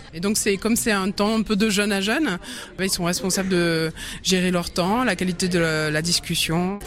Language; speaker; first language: French; native; French